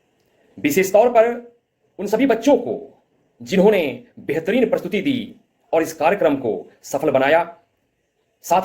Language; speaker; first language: Hindi; native; Hindi